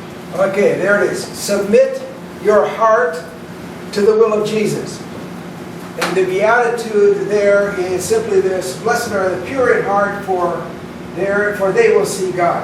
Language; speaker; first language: English; native; English